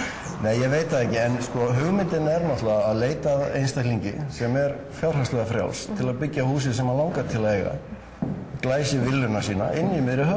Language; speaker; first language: Icelandic; native; Icelandic